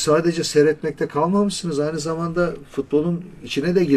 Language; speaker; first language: Turkish; native; Turkish